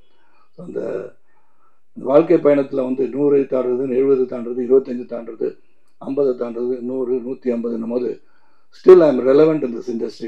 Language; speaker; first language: Tamil; native; Tamil